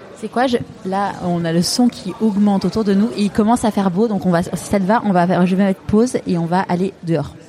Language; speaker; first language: French; native; French